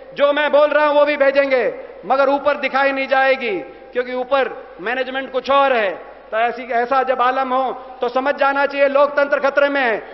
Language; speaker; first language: Hindi; native; Hindi